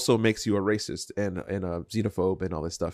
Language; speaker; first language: English; native; English